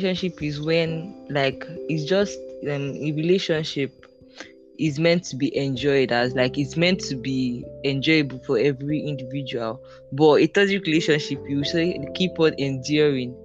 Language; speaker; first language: English; non-native, local second language; Igbo